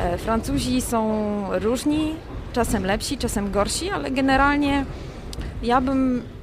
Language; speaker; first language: Polish; native; Polish